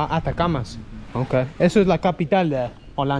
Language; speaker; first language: Spanish; non-native, learner; English